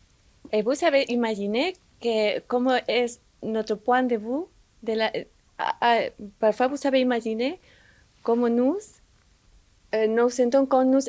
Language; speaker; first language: French; non-native, learner; Spanish